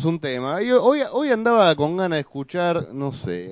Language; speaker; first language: Spanish; native; Spanish